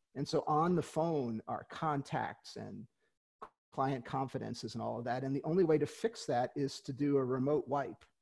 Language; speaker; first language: English; native; English